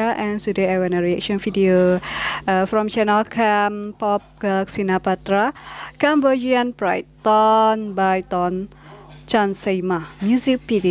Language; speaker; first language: English; non-native, learner; Indonesian